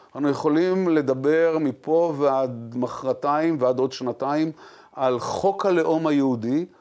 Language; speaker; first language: Hebrew; native; Hebrew